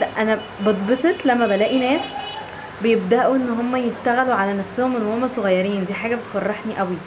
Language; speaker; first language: Arabic; native; Arabic